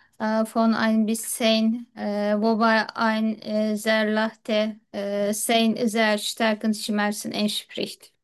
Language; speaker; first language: German; non-native, learner; Turkish